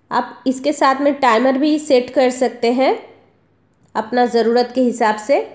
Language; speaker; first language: Hindi; non-native, local second language; Bangla